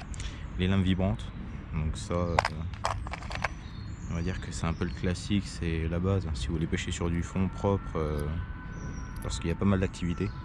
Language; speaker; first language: French; native; French